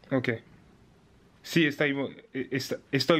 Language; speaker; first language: Spanish; non-native, learner; French